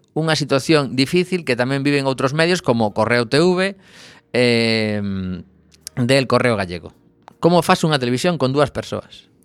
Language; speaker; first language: Galician; native; Galician